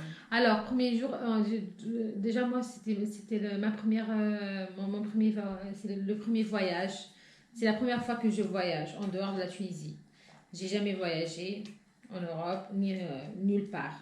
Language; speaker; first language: French; non-native, local second language; Arabic